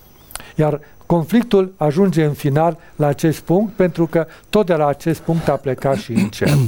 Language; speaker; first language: Romanian; native; Romanian